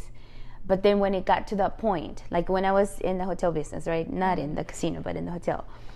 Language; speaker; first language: English; non-native, fluent; Spanish